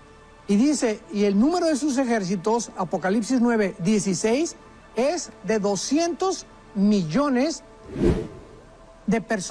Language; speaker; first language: Spanish; native; Spanish